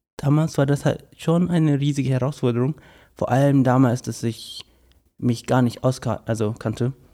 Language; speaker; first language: German; non-native, fluent; English